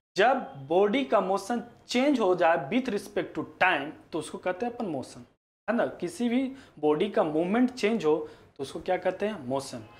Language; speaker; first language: Hindi; native; Hindi